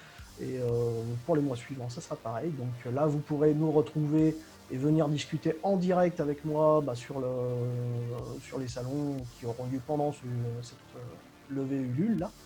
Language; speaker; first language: French; native; French